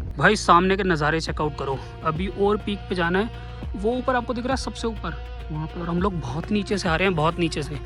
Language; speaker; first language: Hindi; native; Hindi